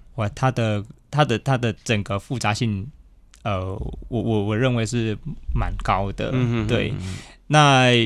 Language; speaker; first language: Chinese; native; Chinese